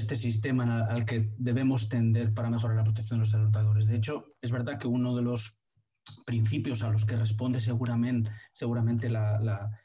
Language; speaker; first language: Spanish; non-native, local second language; Catalan